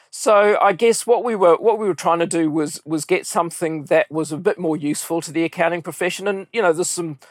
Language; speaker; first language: English; native; English